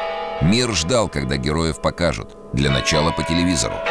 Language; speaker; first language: Russian; native; Russian